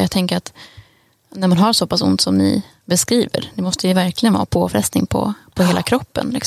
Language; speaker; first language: Swedish; native; Swedish